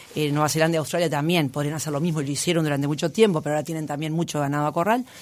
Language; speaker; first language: Spanish; native; Spanish